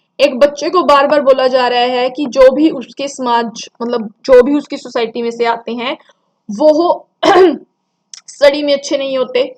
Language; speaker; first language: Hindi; non-native, local second language; Punjabi